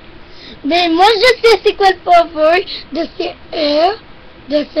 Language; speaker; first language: French; non-native, local second language; English